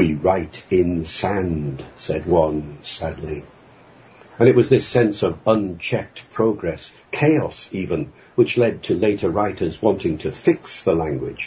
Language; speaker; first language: English; native; English